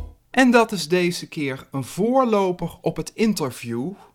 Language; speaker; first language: Dutch; native; Dutch